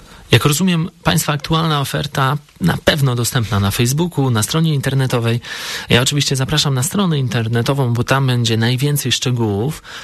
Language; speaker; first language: Polish; native; Polish